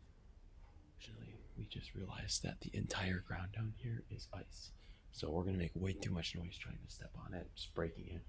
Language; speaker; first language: English; native; English